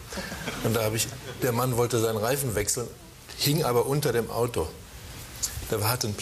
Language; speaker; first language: German; native; German